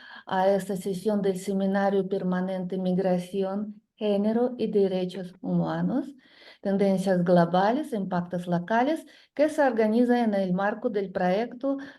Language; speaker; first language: Spanish; non-native, learner; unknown